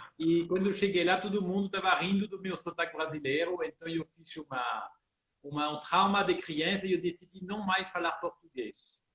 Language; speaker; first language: Portuguese; early bilingual, heritage; Portuguese